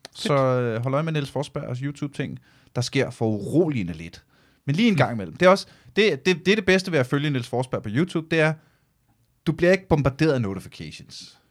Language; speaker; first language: Danish; native; Danish